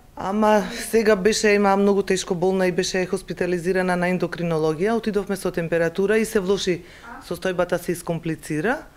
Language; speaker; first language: Macedonian; native; Macedonian